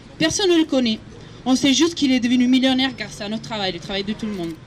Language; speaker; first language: French; non-native, fluent; Italian